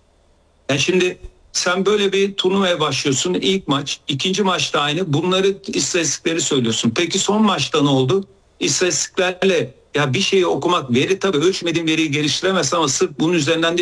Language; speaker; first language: Turkish; native; Turkish